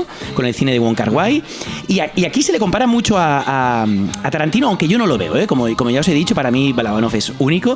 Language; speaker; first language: Spanish; non-native, local second language; Catalan